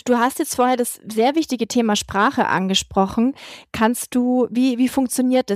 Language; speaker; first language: German; native; German